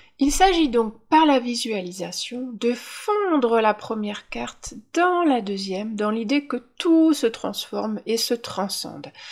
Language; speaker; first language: French; native; French